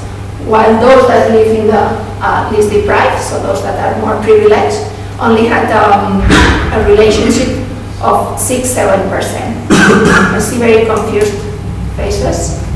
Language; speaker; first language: English; non-native, fluent; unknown